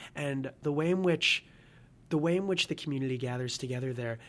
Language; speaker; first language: English; native; English